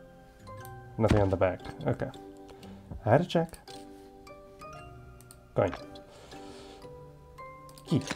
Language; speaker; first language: English; native; English